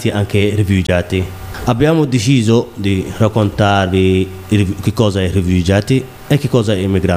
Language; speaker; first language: Italian; non-native, learner; Somali